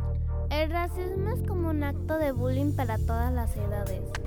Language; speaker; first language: Spanish; early bilingual, other home language; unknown